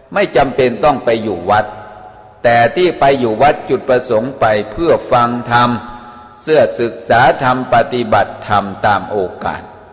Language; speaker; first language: Thai; native; Thai